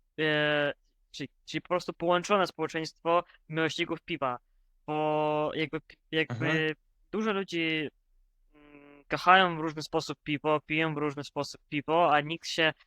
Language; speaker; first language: Polish; non-native, fluent; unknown